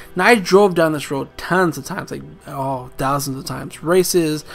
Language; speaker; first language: English; native; English